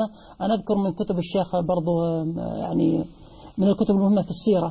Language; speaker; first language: Arabic; native; Arabic